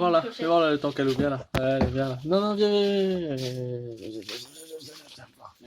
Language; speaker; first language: French; native; French